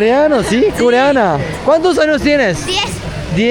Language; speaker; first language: Spanish; non-native, learner; Korean